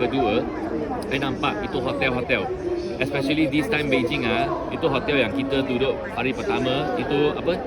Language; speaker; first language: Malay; non-native, local second language; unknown